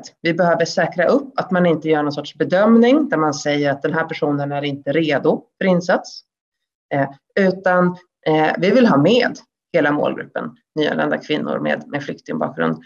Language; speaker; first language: Swedish; native; Swedish